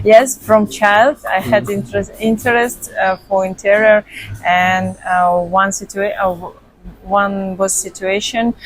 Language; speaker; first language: English; non-native, learner; Russian